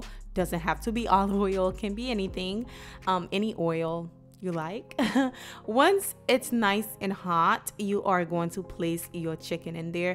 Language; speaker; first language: English; native; English